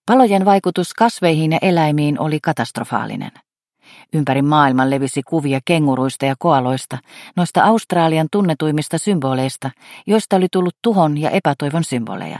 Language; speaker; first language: Finnish; native; Finnish